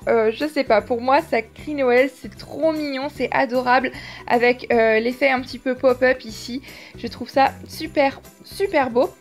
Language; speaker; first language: French; native; French